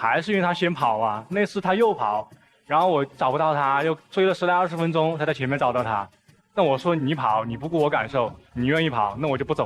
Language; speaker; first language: Chinese; native; Chinese